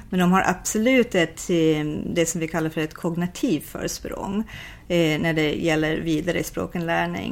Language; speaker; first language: Swedish; non-native, fluent; English